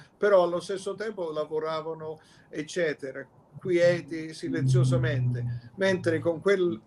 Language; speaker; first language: Italian; early bilingual, other home language; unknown